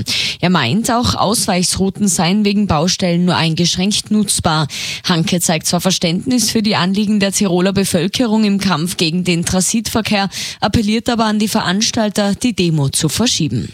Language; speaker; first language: German; native; German